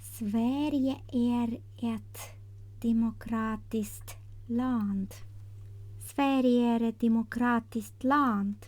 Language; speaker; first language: Swedish; non-native, fluent; Ukrainian